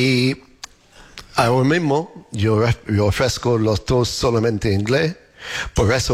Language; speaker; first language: Spanish; non-native, learner; English